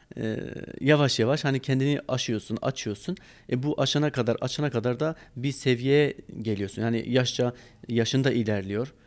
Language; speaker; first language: Turkish; non-native, local second language; Kurdish